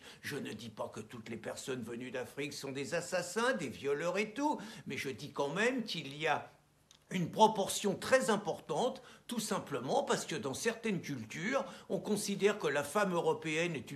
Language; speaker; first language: French; native; French